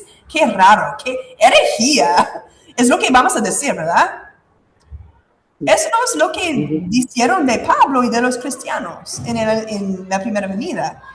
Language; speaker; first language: Spanish; non-native, fluent; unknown